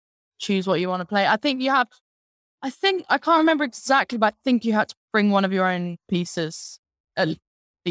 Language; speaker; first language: English; native; English